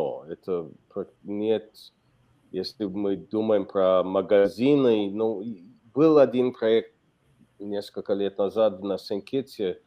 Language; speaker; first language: Russian; non-native, fluent; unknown